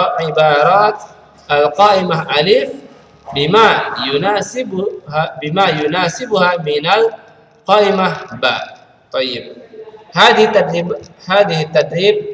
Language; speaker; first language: Arabic; non-native, fluent; Indonesian